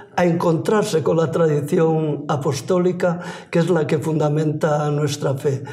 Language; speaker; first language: Spanish; native; Spanish